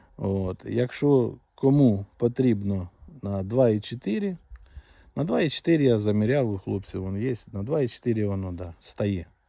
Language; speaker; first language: Ukrainian; native; Ukrainian